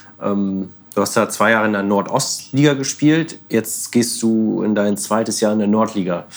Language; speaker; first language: German; native; German